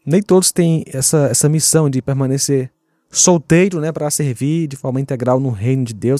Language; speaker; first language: Portuguese; native; Portuguese